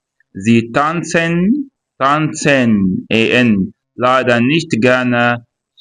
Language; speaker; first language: German; non-native, fluent; Arabic